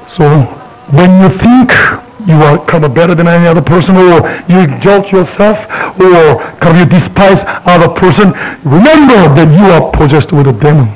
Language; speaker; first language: English; non-native, fluent; Korean